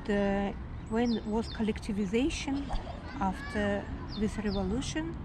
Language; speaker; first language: English; non-native, fluent; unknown